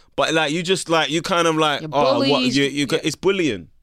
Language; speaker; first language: English; native; English